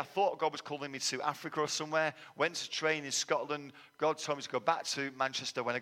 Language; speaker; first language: English; native; English